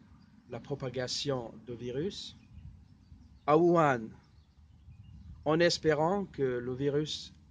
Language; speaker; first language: French; non-native, fluent; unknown